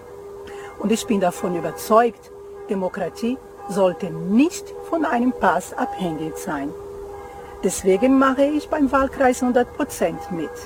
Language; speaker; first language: German; non-native, fluent; Portuguese